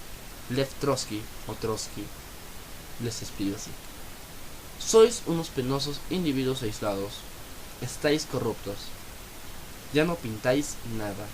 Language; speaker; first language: Spanish; native; Spanish